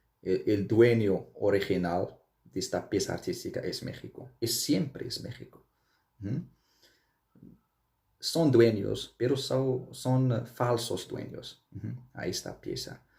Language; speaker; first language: Spanish; non-native, fluent; Arabic